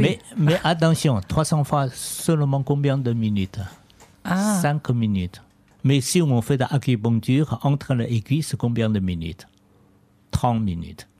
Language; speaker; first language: French; non-native, learner; Chinese